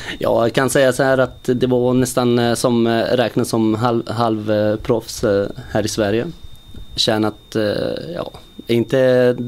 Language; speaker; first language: Swedish; early bilingual, other home language; Arabic